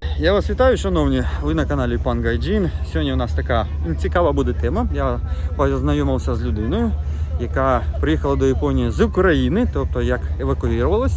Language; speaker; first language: Ukrainian; native; Ukrainian